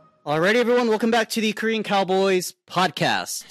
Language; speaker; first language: English; native; English